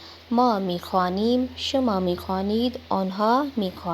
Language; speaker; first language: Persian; non-native, learner; Urdu